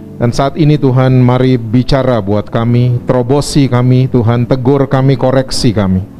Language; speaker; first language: Indonesian; native; Indonesian